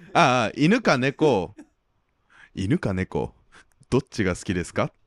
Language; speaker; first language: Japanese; native; Japanese